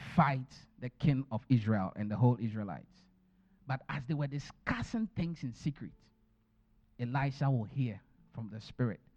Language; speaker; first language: English; non-native, local second language; Akan